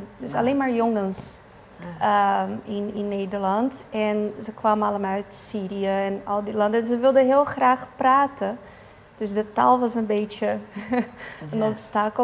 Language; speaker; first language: Dutch; non-native, fluent; Portuguese